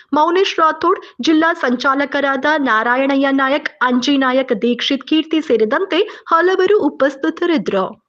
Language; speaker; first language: Kannada; native; Kannada